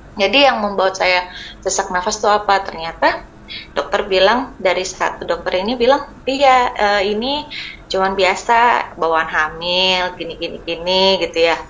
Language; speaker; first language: Indonesian; native; Indonesian